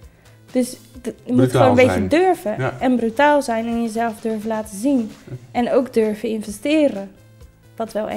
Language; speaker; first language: Dutch; native; Dutch